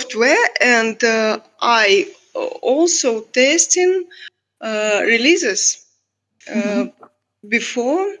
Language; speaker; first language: English; non-native, learner; Russian